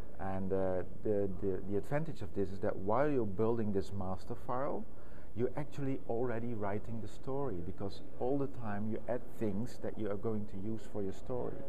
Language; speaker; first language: English; non-native, fluent; Dutch